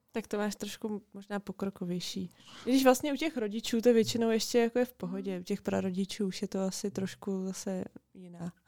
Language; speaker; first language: Czech; native; Czech